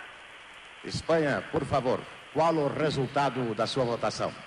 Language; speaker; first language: Portuguese; native; Portuguese